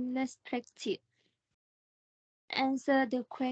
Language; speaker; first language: English; non-native, learner; Thai